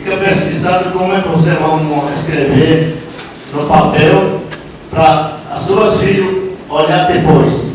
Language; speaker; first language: Portuguese; non-native, local second language; Yanomámi